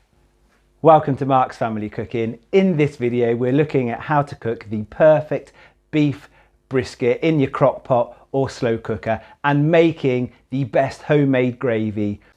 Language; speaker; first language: English; native; English